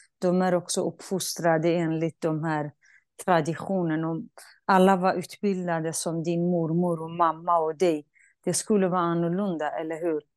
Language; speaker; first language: Swedish; non-native, fluent; Kurdish